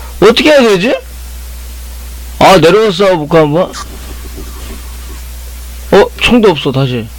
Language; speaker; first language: Korean; native; Korean